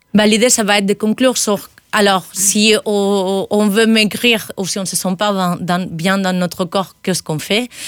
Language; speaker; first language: French; non-native, fluent; Spanish